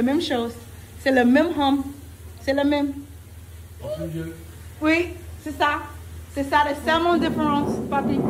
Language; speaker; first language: French; non-native, learner; English